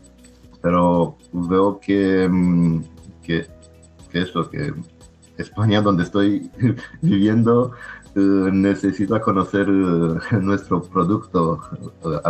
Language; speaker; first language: Spanish; non-native, fluent; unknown